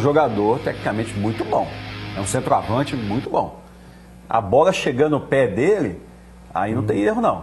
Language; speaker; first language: Portuguese; native; Portuguese